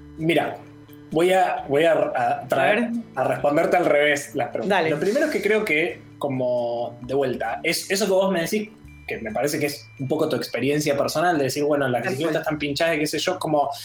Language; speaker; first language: Spanish; native; Spanish